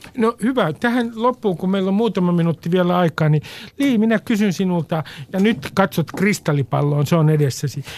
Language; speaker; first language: Finnish; native; Finnish